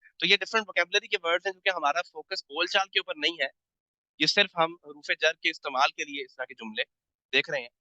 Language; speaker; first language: Urdu; native; Urdu